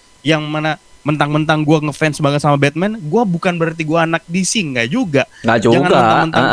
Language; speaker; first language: Indonesian; native; Indonesian